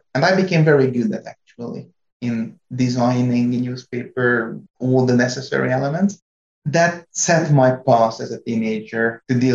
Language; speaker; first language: English; non-native, fluent; Hungarian